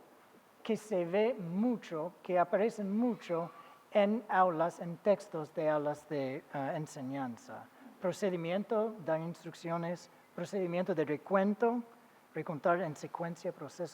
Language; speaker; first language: Spanish; non-native, fluent; English